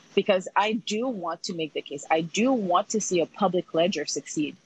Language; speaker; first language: English; early bilingual, other home language; Haitian Creole